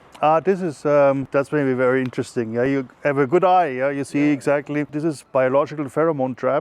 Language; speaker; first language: English; non-native, fluent; German